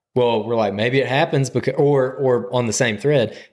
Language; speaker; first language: English; native; English